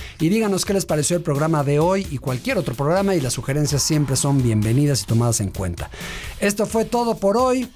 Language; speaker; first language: Spanish; native; Spanish